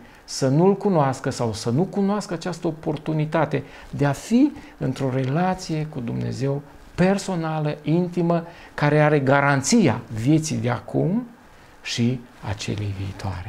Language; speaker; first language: Romanian; native; Romanian